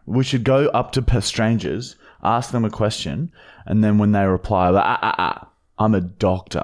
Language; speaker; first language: English; early bilingual, other home language; German